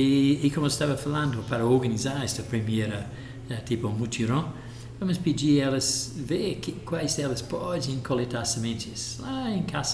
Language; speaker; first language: Portuguese; non-native, local second language; English